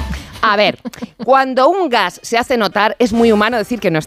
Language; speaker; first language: Spanish; native; Spanish